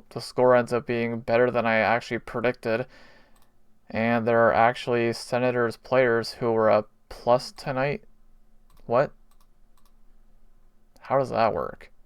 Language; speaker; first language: English; native; English